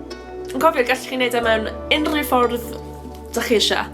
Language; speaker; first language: Welsh; non-native, local second language; English